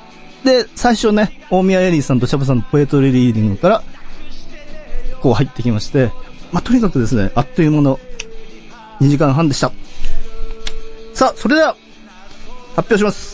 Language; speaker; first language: Japanese; native; Japanese